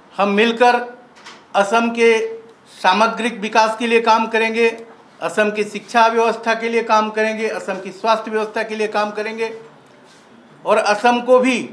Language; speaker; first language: Hindi; non-native, local second language; Assamese